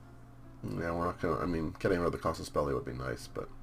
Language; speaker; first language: English; native; English